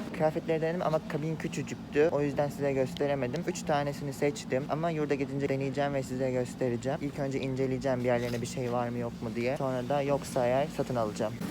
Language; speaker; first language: Turkish; native; Turkish